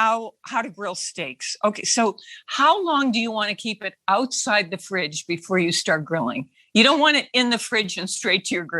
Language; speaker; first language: English; native; English